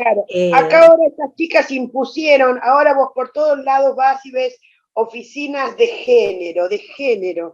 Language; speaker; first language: Spanish; native; Spanish